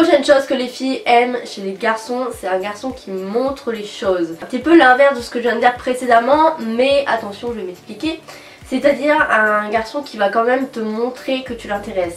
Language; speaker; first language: French; native; French